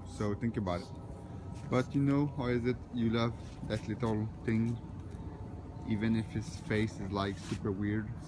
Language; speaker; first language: English; non-native, local second language; French